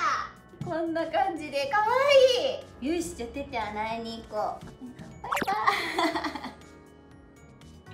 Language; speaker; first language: Japanese; native; Japanese